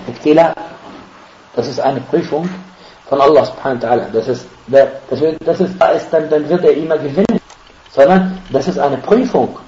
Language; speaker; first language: German; non-native, fluent; Arabic